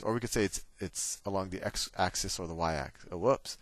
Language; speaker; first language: English; native; English